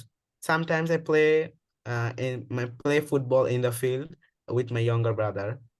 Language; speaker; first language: English; non-native, learner; Bangla